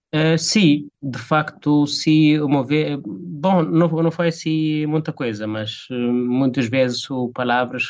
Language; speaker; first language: Portuguese; non-native, fluent; Arabic